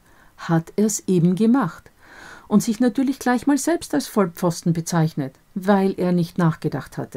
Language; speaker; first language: German; native; German